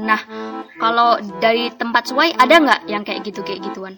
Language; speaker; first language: Indonesian; native; Indonesian